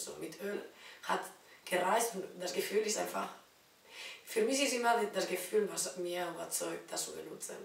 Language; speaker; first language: German; non-native, learner; Spanish